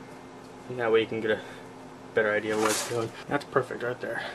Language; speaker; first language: English; native; English